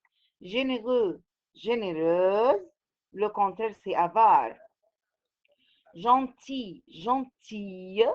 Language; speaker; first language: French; non-native, fluent; Arabic